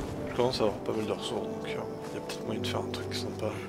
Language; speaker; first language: French; native; French